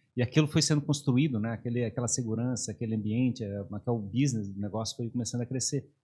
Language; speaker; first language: Portuguese; native; Portuguese